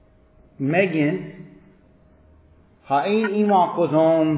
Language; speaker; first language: Hungarian; non-native, fluent; English